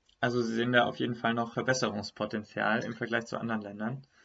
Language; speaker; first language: German; native; German